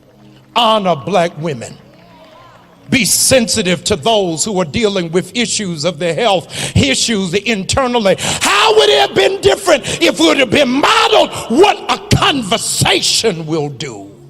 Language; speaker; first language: English; native; English